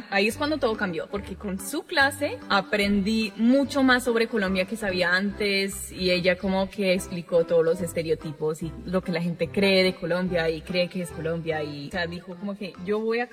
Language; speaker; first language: Spanish; non-native, fluent; English